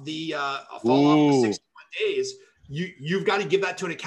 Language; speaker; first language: English; native; English